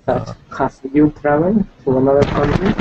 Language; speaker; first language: English; non-native, learner; Spanish